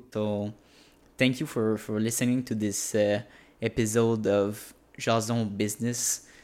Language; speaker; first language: English; non-native, fluent; French